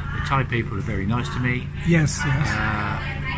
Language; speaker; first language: English; native; English